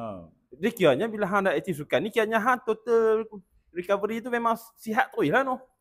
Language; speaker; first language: Malay; native; Malay